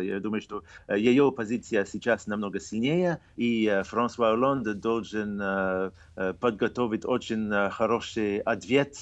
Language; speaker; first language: Russian; non-native, fluent; English